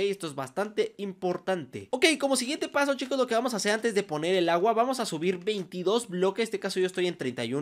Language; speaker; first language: Spanish; native; Spanish